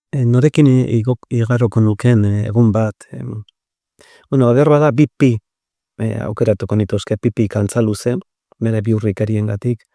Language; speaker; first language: Basque; native; Basque